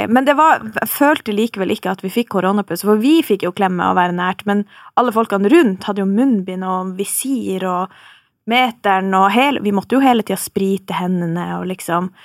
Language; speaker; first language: Norwegian; native; Norwegian